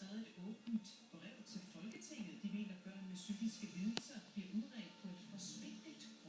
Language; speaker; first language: Danish; native; Danish